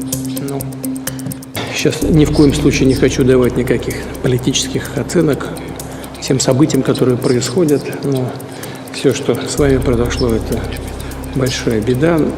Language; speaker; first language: Russian; native; Russian